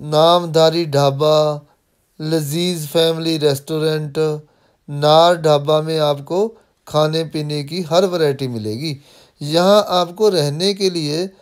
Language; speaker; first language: Hindi; non-native, local second language; Punjabi